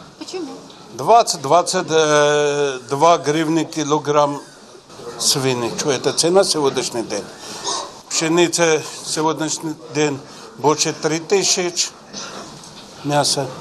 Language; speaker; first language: Russian; non-native, learner; Armenian